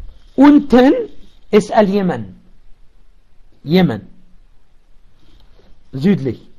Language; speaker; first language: German; non-native, local second language; Arabic